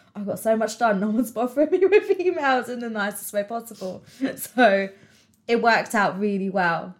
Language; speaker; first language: English; native; English